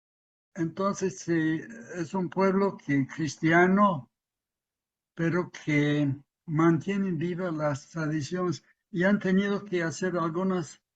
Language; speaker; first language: Spanish; non-native, fluent; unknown